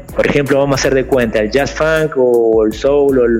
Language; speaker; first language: Spanish; native; Spanish